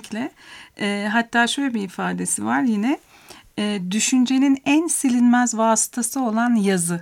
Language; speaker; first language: Turkish; native; Turkish